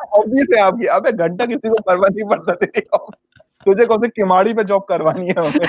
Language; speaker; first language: Urdu; native; Urdu